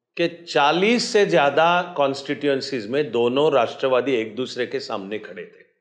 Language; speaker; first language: Hindi; non-native, local second language; Marathi